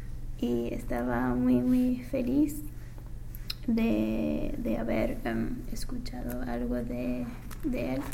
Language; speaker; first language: Spanish; non-native, learner; English